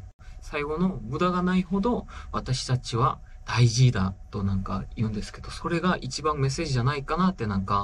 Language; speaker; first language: Japanese; non-native, fluent; Korean